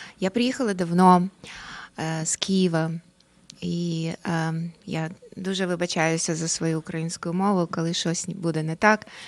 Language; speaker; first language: Ukrainian; non-native, local second language; Russian